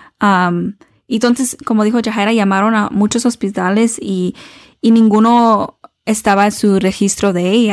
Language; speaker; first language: Spanish; early bilingual, heritage; Spanish